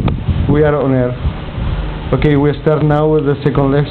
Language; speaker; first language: English; non-native, learner; Catalan